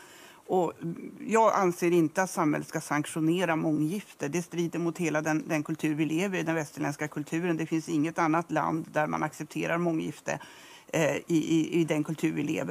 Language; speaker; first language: Swedish; native; Swedish